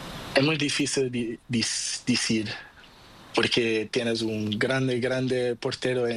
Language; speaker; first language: Spanish; non-native, learner; Portuguese